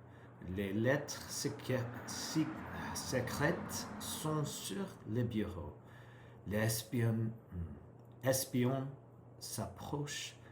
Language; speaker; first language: French; non-native, learner; English